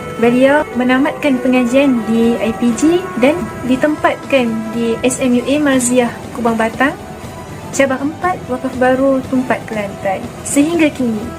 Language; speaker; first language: Malay; native; Malay